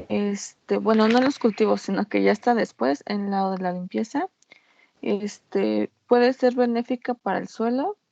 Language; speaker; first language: Spanish; native; Spanish